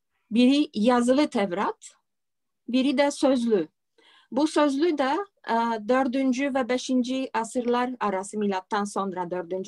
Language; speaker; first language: Turkish; non-native, fluent; Polish